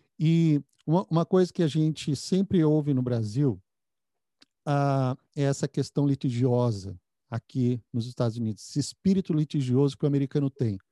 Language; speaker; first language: Portuguese; native; Portuguese